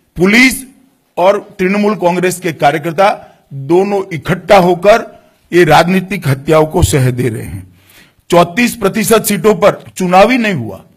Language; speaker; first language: Hindi; non-native, local second language; Gujarati